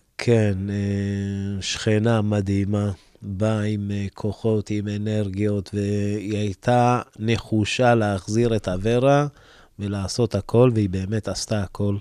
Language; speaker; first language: Hebrew; early bilingual, other home language; Amharic